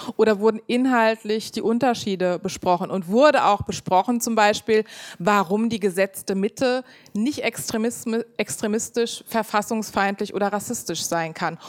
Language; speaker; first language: German; native; German